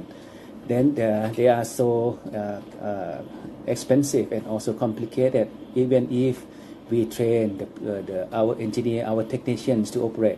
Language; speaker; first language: English; non-native, fluent; Thai